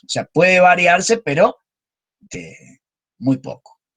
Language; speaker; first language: Spanish; native; Spanish